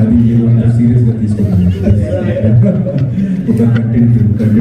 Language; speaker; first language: Telugu; non-native, fluent; Hindi